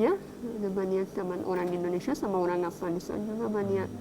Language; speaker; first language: Indonesian; non-native, fluent; Persian